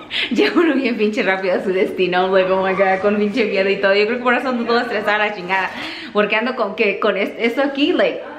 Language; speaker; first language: Spanish; early bilingual, heritage; Spanish